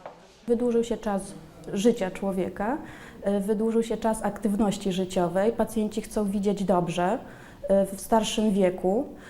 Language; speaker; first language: Polish; native; Polish